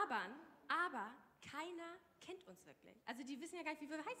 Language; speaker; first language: German; native; German